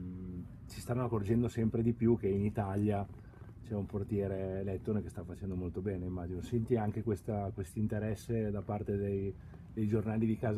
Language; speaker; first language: Italian; native; Italian